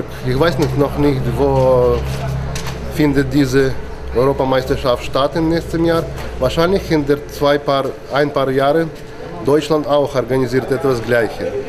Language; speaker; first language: German; non-native, learner; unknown